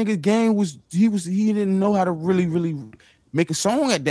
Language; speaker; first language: English; native; English